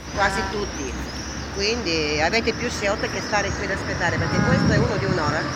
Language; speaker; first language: Italian; non-native, learner; French